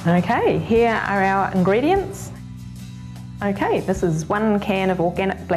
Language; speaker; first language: English; native; English